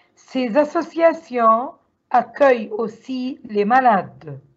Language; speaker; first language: French; non-native, learner; Arabic